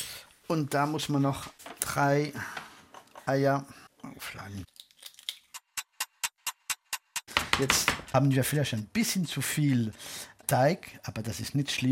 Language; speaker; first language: German; non-native, fluent; French